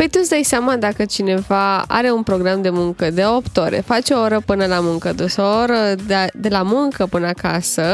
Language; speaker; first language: Romanian; native; Romanian